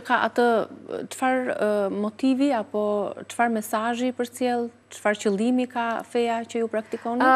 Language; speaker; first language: Albanian; native; Albanian